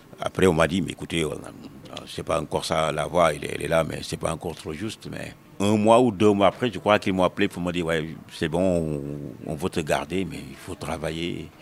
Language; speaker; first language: French; non-native, local second language; Wolof